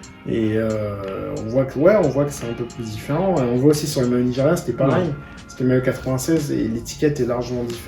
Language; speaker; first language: French; native; French